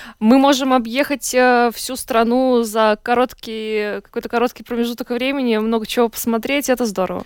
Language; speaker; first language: Russian; native; Russian